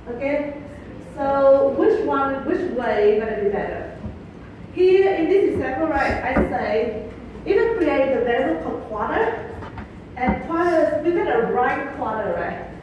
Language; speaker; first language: English; non-native, fluent; Vietnamese